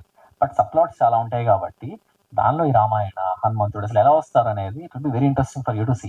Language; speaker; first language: Telugu; native; Telugu